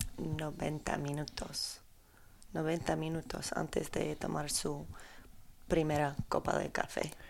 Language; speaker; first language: Spanish; non-native, learner; Polish